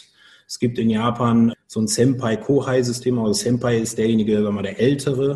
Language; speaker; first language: German; native; German